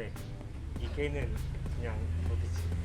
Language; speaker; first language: Korean; non-native, learner; Indonesian